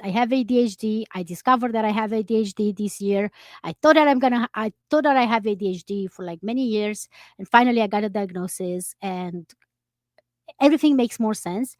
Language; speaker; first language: English; non-native, fluent; Romanian